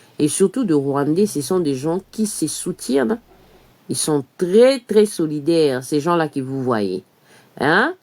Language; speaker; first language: French; non-native, local second language; Lingala